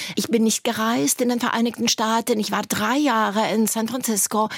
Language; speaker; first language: German; native; German